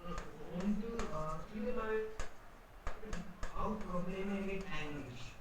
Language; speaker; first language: German; non-native, learner; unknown